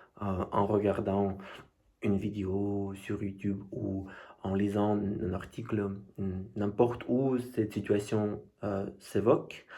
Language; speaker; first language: French; non-native, fluent; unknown